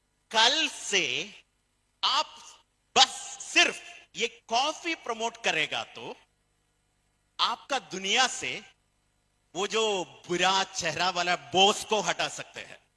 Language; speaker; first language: Hindi; non-native, fluent; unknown